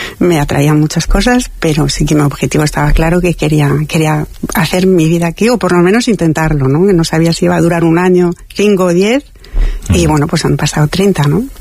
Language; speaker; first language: Spanish; non-native, fluent; French